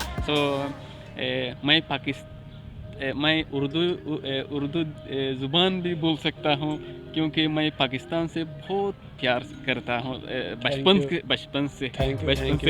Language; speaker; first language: Hindi; non-native, learner; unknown